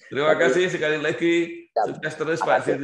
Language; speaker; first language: Indonesian; native; Indonesian